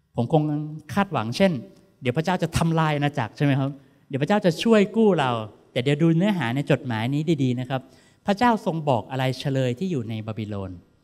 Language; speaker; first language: Thai; native; Thai